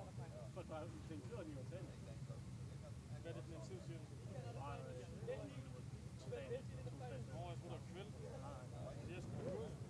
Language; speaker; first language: Danish; native; Danish